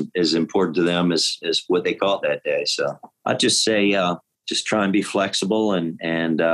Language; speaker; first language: English; native; English